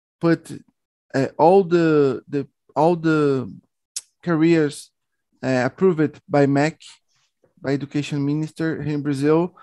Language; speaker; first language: English; non-native, learner; Portuguese